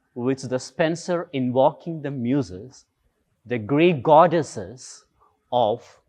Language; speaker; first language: English; non-native, local second language; Malayalam